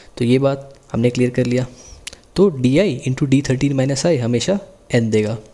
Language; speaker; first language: Hindi; native; Hindi